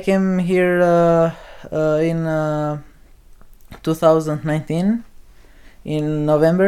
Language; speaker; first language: English; non-native, learner; Albanian